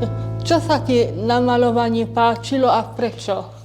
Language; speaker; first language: Slovak; non-native, local second language; Hungarian